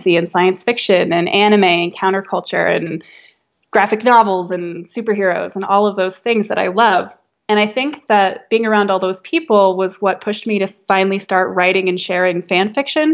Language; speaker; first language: English; native; English